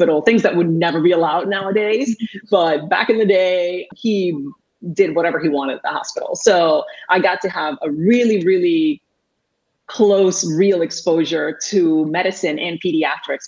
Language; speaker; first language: English; non-native, fluent; Spanish